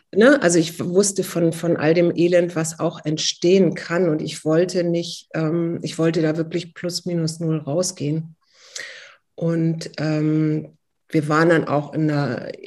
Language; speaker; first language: German; native; German